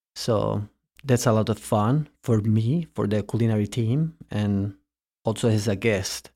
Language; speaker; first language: English; early bilingual, heritage; Italian